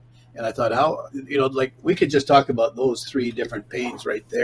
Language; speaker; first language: English; native; English